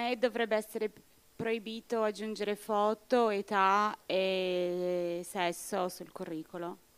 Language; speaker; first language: Italian; non-native, fluent; Portuguese